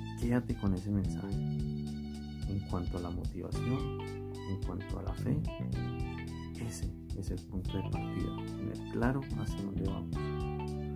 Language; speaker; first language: Spanish; native; Spanish